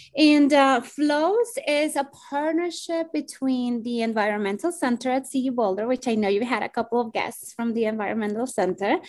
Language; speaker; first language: English; non-native, fluent; Spanish